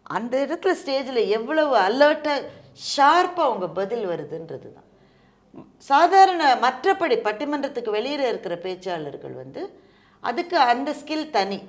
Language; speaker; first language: Tamil; native; Tamil